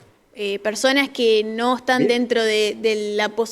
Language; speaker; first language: Spanish; native; Spanish